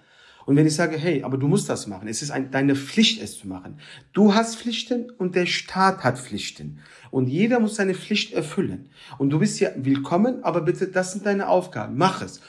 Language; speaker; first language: German; early bilingual, other home language; Turkish